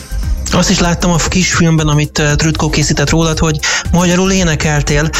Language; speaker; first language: Hungarian; native; Hungarian